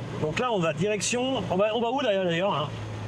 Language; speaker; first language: French; native; French